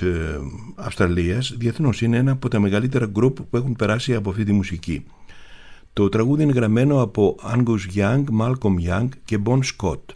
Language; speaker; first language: Greek; native; Greek